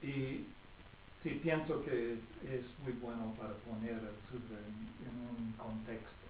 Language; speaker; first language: Spanish; non-native, fluent; English